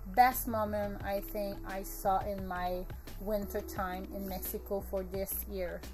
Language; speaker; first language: English; native; English